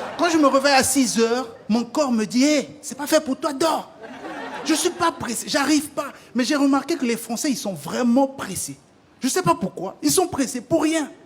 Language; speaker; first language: French; non-native, local second language; Lingala